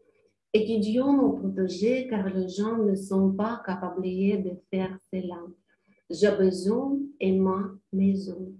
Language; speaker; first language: French; non-native, learner; Ukrainian